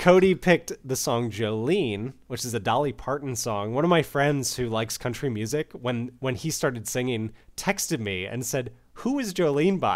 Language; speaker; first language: English; native; English